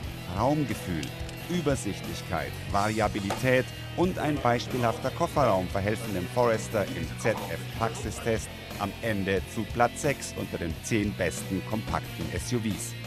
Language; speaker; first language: German; native; German